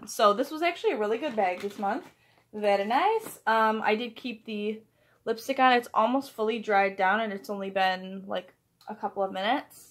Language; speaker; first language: English; native; English